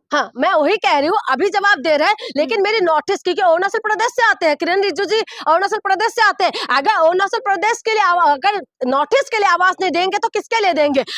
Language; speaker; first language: Hindi; non-native, local second language; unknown